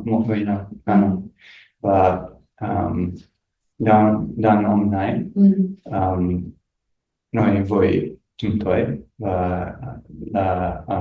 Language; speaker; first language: Vietnamese; non-native, learner; English